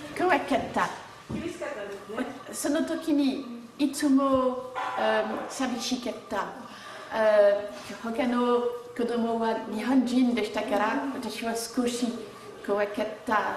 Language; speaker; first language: Japanese; non-native, learner; French